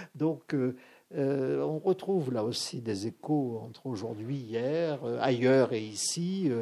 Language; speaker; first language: French; native; French